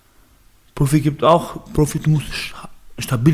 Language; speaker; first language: German; non-native, learner; Baluchi